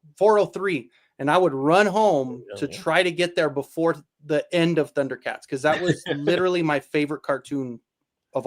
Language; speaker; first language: English; native; English